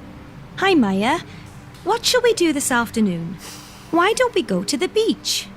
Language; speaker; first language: English; non-native, learner; Spanish